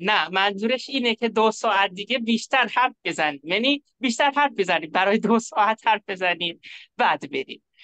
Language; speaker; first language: Persian; non-native, fluent; Urdu